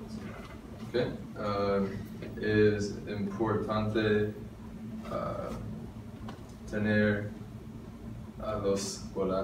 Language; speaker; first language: Spanish; non-native, learner; English